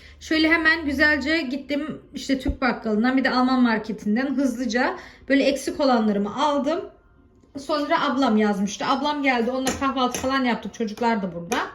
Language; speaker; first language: Turkish; early bilingual, heritage; Turkish